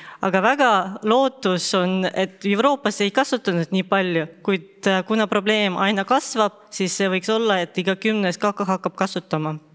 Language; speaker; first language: Estonian; non-native, local second language; Russian